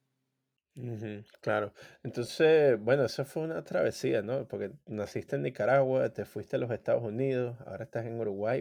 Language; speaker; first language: Spanish; native; Spanish